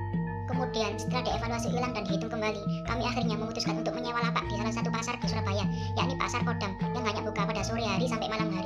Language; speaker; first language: Indonesian; native; Indonesian